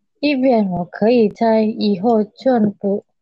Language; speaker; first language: Chinese; non-native, learner; Indonesian